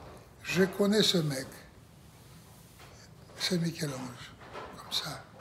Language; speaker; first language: French; non-native, learner; Russian